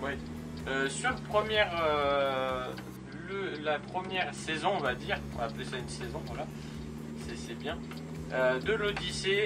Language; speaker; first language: French; native; French